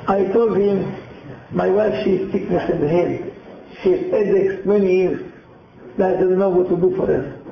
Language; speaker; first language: English; non-native, learner; Hebrew